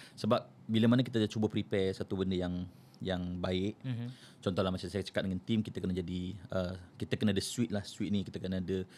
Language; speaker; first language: Malay; native; Malay